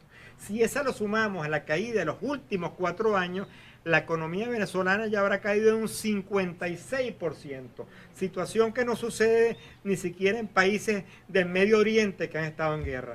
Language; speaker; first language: Spanish; native; Spanish